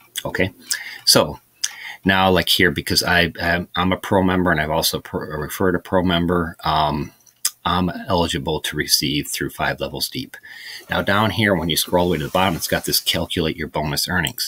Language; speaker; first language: English; native; English